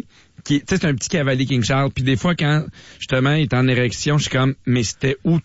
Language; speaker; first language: French; native; French